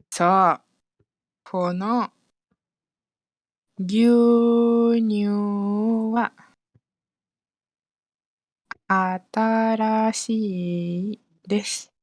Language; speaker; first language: Japanese; non-native, fluent; Malay